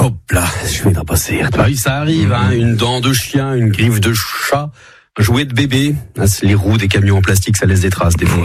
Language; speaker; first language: French; native; French